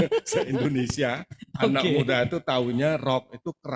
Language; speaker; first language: Indonesian; native; Indonesian